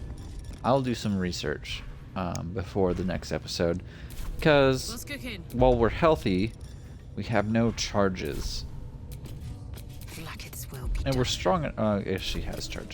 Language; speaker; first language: English; native; English